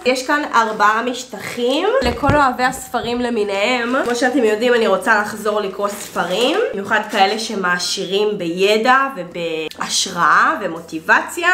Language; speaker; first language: Hebrew; native; Hebrew